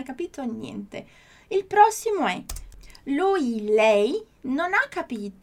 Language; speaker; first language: Italian; non-native, fluent; Portuguese